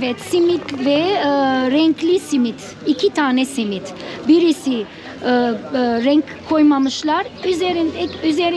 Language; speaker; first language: Turkish; non-native, fluent; Arabic